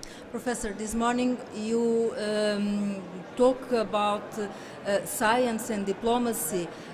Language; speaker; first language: English; non-native, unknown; Portuguese